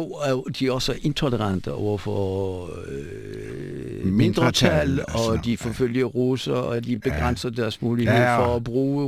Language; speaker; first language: Danish; non-native, fluent; Polish